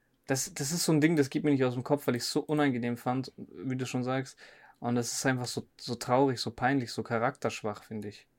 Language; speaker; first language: German; native; German